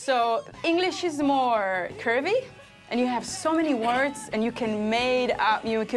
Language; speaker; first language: English; non-native, fluent; Hebrew